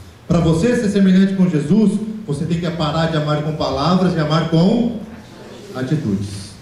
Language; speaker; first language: Portuguese; native; Portuguese